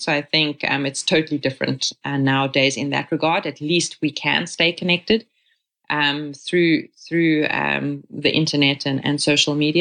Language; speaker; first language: English; native; English